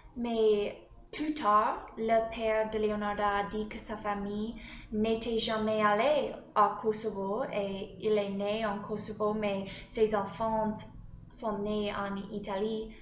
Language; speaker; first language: French; non-native, learner; English